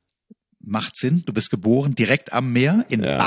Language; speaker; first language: German; native; German